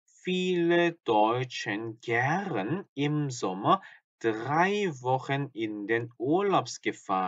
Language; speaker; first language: German; non-native, fluent; Korean